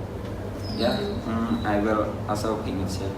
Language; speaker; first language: English; non-native, learner; Khmer